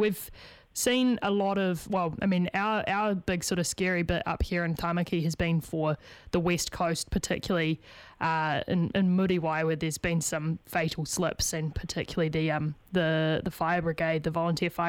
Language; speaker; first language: English; native; English